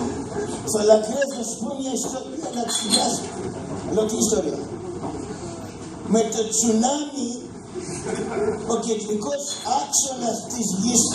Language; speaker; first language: Greek; native; Greek